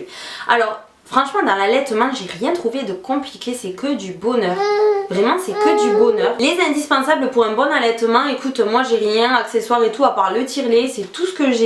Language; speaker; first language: French; native; French